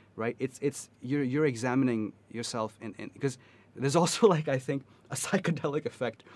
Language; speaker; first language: English; native; English